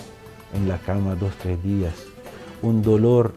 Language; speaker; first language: Spanish; non-native, fluent; Arabic